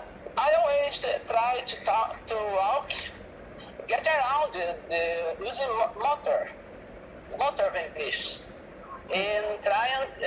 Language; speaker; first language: English; non-native, learner; Portuguese